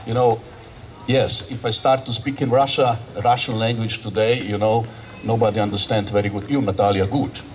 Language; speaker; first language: English; non-native, learner; Slovenian